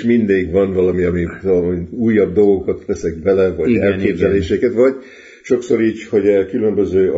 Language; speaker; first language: Hungarian; early bilingual, heritage; Hungarian